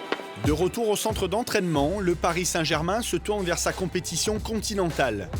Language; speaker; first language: French; native; French